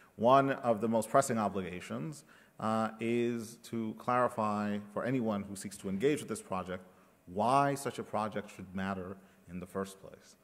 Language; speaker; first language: English; early bilingual, other home language; Spanish